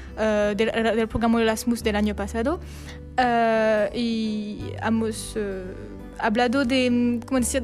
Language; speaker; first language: Spanish; non-native, learner; French